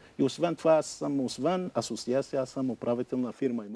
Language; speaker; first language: Bulgarian; non-native, learner; Arabic